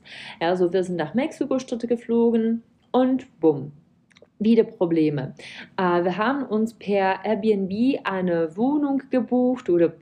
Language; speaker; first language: German; non-native, fluent; Czech